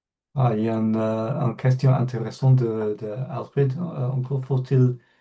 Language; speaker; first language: French; non-native, fluent; English